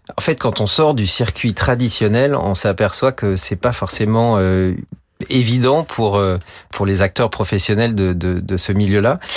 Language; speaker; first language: French; native; French